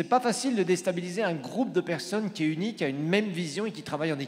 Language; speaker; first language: French; native; French